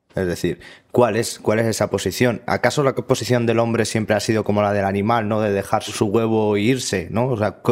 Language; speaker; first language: Spanish; native; Spanish